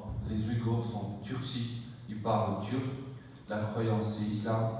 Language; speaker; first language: French; non-native, fluent; Uyghur